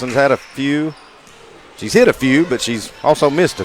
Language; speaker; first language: English; native; English